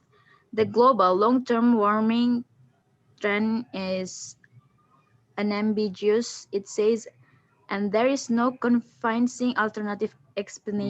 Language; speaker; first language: English; non-native, learner; Indonesian